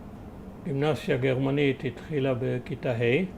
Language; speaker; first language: Hebrew; early bilingual, other home language; German